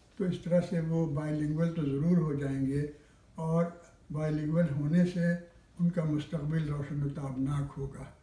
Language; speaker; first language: Urdu; native; Urdu